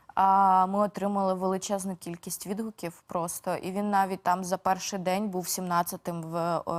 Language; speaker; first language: Ukrainian; native; Ukrainian